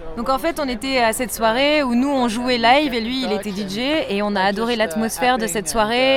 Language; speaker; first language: French; non-native, fluent; Dutch